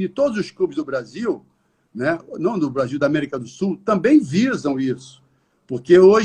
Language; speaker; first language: Portuguese; native; Portuguese